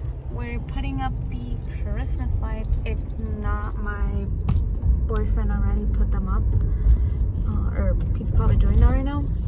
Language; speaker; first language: English; early bilingual, other home language; Spanish